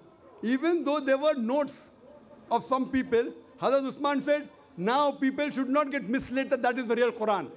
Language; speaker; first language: English; non-native, local second language; Urdu